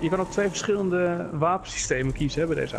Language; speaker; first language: Dutch; native; Dutch